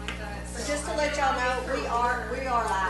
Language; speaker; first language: English; native; English